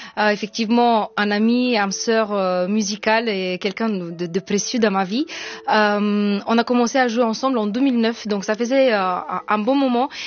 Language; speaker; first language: French; non-native, fluent; Bulgarian